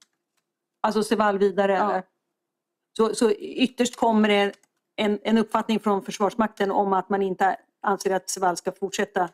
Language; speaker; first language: Swedish; native; Swedish